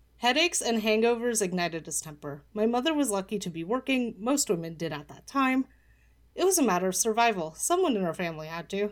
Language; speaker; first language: English; early bilingual, other home language; Polish